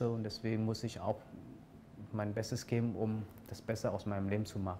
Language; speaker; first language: German; non-native, fluent; Vietnamese